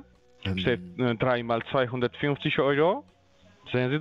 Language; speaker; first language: German; non-native, learner; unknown